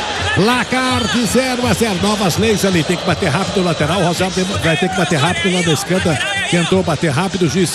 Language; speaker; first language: Portuguese; native; Portuguese